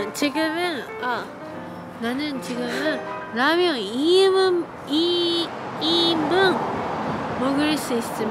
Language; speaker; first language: Korean; non-native, learner; Japanese